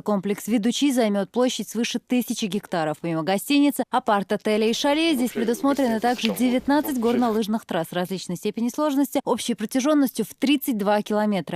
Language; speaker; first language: Russian; native; Russian